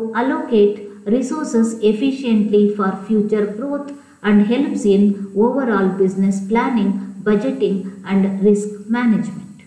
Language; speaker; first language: English; non-native, local second language; Kannada